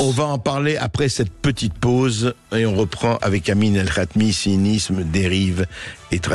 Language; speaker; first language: French; native; French